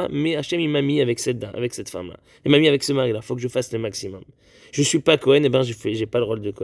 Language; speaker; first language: French; native; French